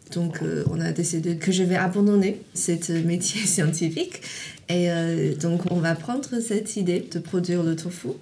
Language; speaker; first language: French; non-native, fluent; Chinese